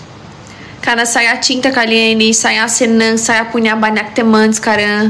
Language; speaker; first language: Indonesian; non-native, learner; Portuguese